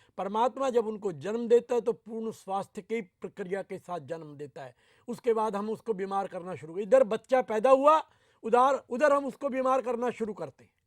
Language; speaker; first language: Hindi; native; Hindi